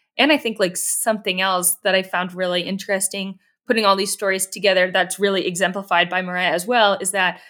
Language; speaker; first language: English; native; English